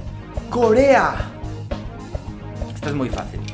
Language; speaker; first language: Spanish; native; Spanish